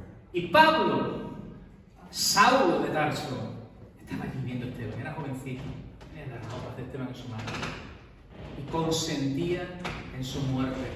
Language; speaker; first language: Spanish; native; Spanish